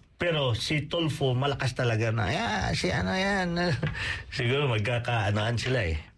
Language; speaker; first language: Filipino; non-native, local second language; Cebuano